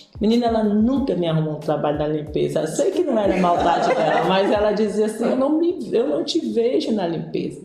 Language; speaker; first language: Portuguese; native; Portuguese